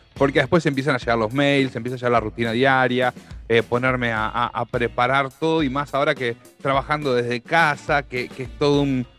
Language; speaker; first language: Spanish; native; Spanish